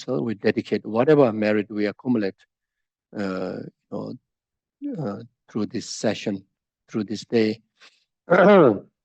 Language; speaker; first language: English; non-native, fluent; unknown